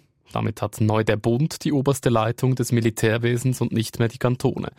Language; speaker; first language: German; native; German